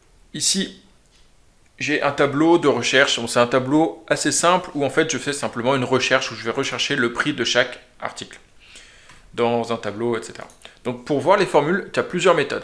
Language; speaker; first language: French; native; French